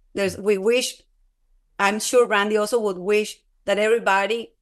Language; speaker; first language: English; non-native, fluent; Spanish